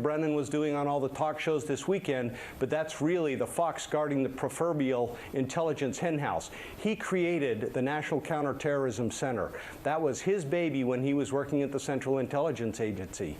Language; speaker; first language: English; native; English